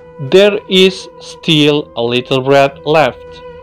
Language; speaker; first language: English; non-native, fluent; Indonesian